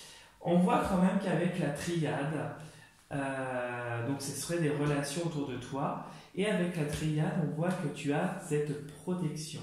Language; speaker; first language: French; native; French